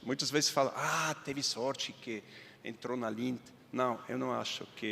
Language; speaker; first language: Portuguese; non-native, fluent; Swiss German